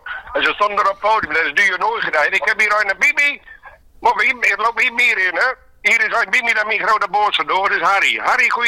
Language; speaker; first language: Dutch; native; Dutch